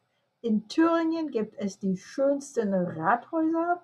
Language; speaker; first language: German; non-native, fluent; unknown